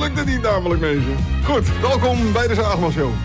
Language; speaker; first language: Dutch; native; Dutch